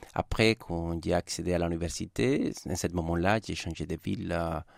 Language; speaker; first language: French; non-native, fluent; Spanish